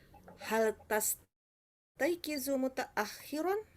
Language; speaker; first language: Arabic; non-native, learner; Indonesian